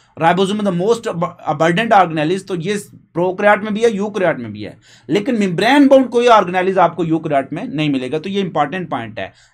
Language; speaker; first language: Urdu; non-native, local second language; Punjabi